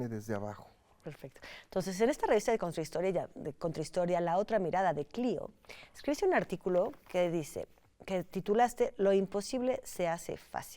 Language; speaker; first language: Spanish; native; Spanish